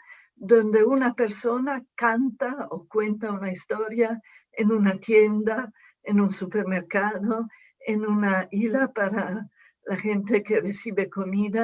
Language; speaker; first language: Spanish; non-native, fluent; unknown